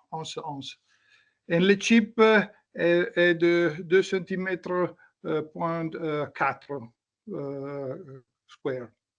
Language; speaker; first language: French; non-native, learner; Italian